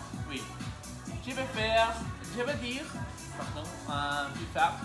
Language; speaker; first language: French; non-native, learner; Spanish